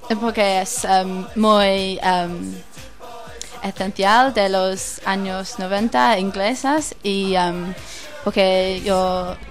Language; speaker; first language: Spanish; non-native, learner; English